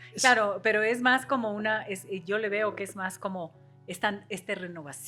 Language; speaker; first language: Spanish; native; Spanish